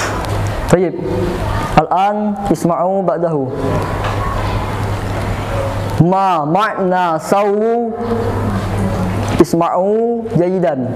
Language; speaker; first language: Arabic; non-native, learner; Indonesian